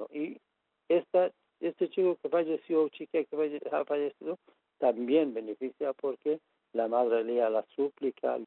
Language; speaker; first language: Spanish; non-native, fluent; Persian